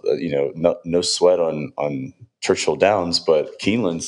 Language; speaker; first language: English; native; English